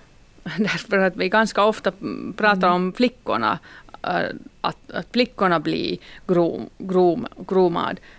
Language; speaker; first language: Swedish; non-native, local second language; Finnish